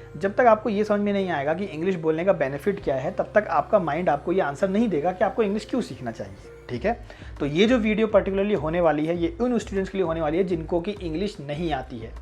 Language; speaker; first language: Hindi; native; Hindi